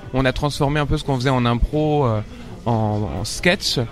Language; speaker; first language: French; native; French